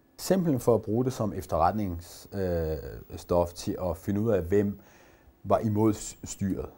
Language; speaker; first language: Danish; early bilingual, other home language; Persian